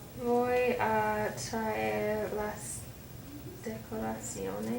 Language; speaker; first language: Spanish; non-native, learner; English